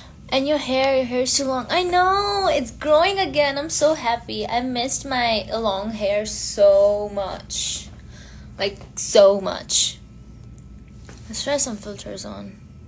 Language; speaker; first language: English; non-native, local second language; Hindi